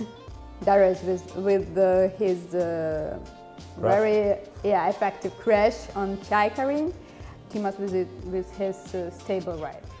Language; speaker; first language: English; non-native, fluent; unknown